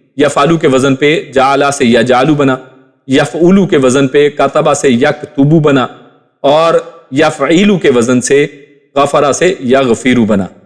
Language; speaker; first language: Urdu; native; Urdu